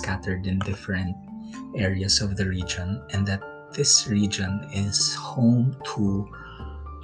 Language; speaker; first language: English; non-native, local second language; Filipino